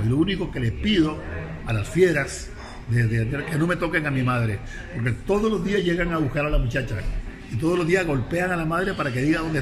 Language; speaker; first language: Spanish; native; Spanish